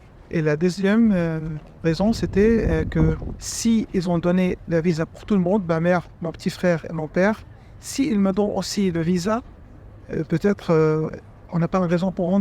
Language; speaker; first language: French; non-native, fluent; Arabic